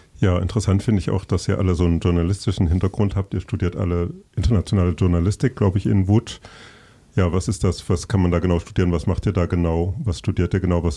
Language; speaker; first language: German; native; German